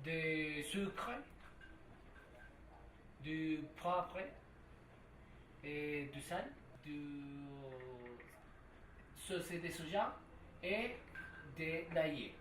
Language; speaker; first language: French; non-native, learner; Spanish